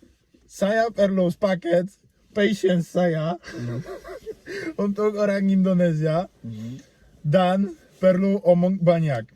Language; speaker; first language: Indonesian; non-native, learner; Polish